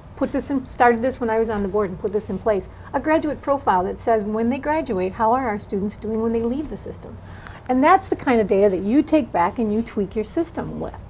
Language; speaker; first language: English; native; English